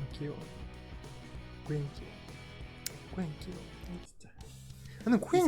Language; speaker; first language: Korean; non-native, learner; Russian